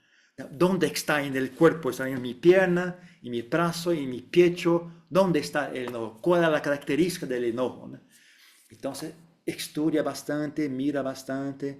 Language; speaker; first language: Spanish; non-native, fluent; Portuguese